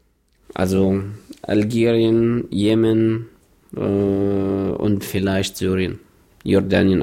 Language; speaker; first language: German; non-native, fluent; Arabic